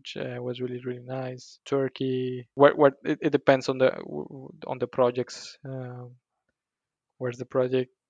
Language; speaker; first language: English; non-native, fluent; Spanish